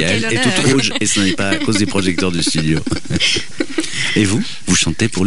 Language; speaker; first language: French; native; French